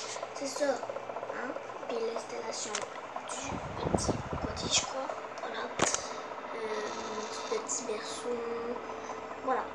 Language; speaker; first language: French; native; French